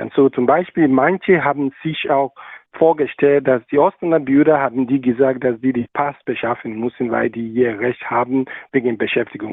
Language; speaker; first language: German; non-native, learner; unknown